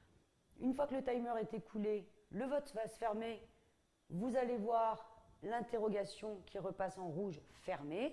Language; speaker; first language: French; native; French